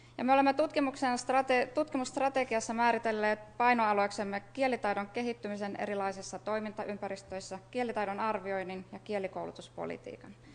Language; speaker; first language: Finnish; native; Finnish